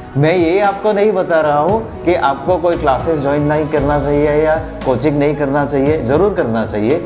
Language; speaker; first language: Hindi; non-native, local second language; Gujarati